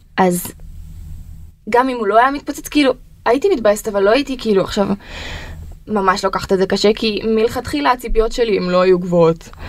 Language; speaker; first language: Hebrew; early bilingual, other home language; Russian